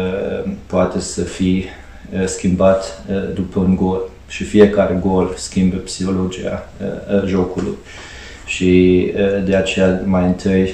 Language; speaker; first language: Romanian; non-native, fluent; Hungarian